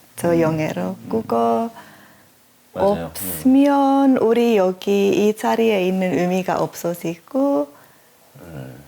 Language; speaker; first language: Korean; non-native, learner; Finnish